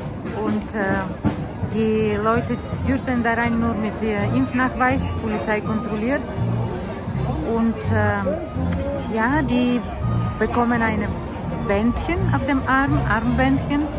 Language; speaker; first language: German; non-native, fluent; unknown